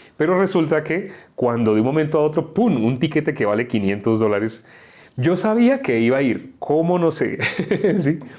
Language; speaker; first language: Spanish; native; Spanish